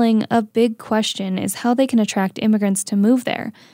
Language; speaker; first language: English; native; English